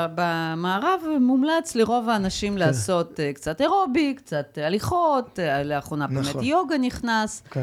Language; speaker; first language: Hebrew; non-native, fluent; Russian